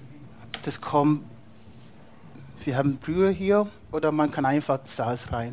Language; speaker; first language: German; non-native, fluent; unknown